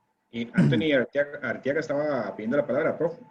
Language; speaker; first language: Spanish; native; Spanish